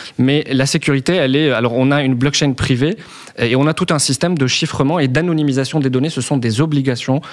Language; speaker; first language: French; non-native, local second language; Arabic